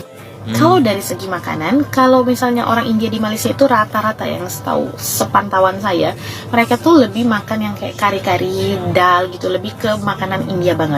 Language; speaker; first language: Indonesian; non-native, local second language; Tamil